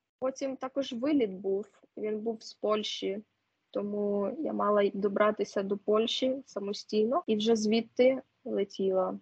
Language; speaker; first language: Ukrainian; native; Ukrainian